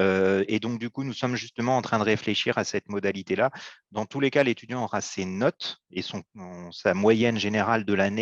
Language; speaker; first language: French; native; French